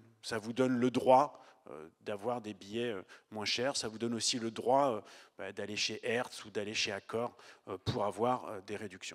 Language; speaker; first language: French; native; French